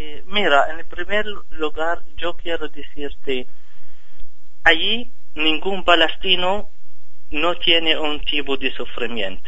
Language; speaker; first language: Spanish; non-native, fluent; Arabic